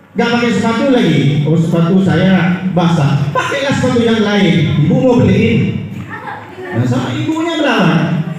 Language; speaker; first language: Indonesian; non-native, local second language; Madurese